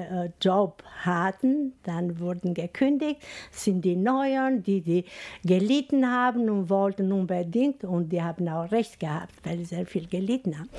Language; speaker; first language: German; non-native, fluent; Albanian